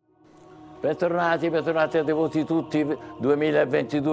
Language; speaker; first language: Italian; native; Italian